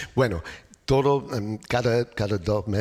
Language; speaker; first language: Spanish; non-native, learner; English